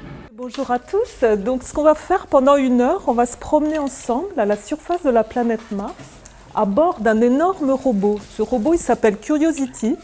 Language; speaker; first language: French; native; French